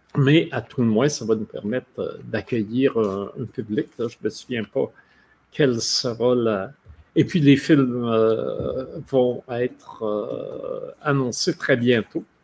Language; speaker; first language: French; native; French